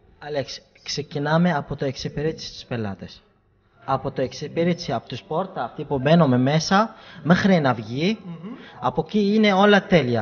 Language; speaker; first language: Greek; non-native, fluent; Arabic